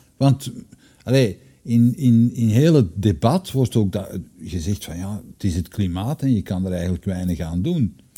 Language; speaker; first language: Dutch; native; Dutch